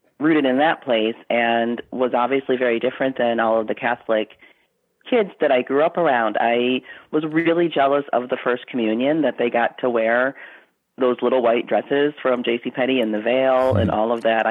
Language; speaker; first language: English; native; English